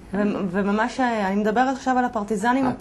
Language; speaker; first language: Hebrew; native; Hebrew